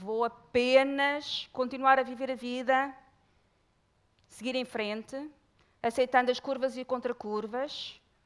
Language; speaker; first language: Portuguese; native; Portuguese